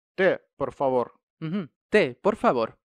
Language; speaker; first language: Spanish; non-native, fluent; Russian